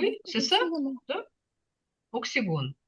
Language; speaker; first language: French; non-native, fluent; Ukrainian